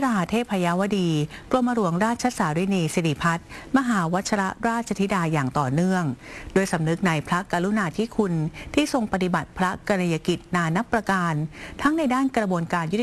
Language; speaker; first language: Thai; native; Thai